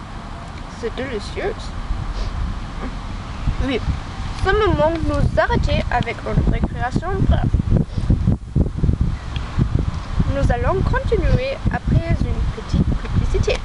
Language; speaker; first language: French; non-native, learner; German